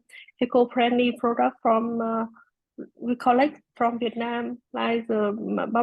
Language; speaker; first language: English; non-native, learner; Vietnamese